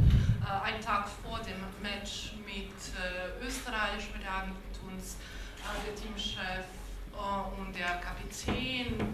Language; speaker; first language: German; non-native, local second language; Bosnian